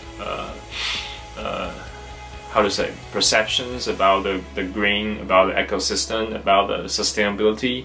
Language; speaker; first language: English; non-native, fluent; Chinese